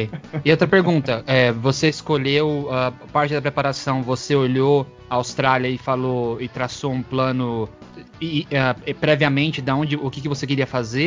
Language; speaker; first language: Portuguese; native; Portuguese